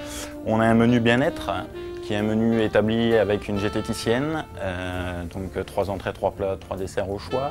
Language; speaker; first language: French; native; French